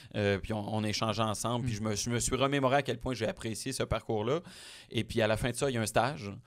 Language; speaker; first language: French; native; French